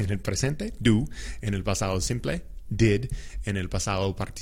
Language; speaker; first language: Spanish; non-native, fluent; English